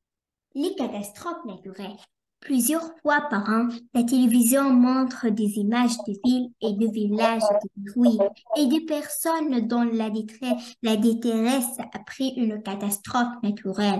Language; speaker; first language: French; non-native, learner; Arabic